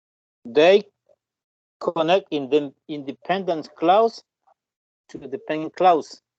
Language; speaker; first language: English; non-native, learner; Spanish